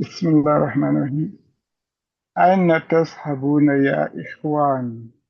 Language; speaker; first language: Arabic; non-native, learner; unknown